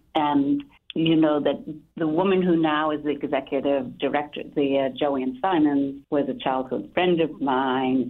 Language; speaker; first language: English; native; English